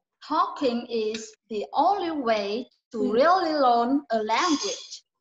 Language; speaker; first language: English; non-native, learner; Vietnamese